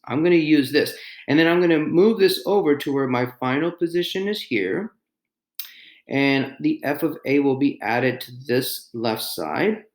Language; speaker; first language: English; native; English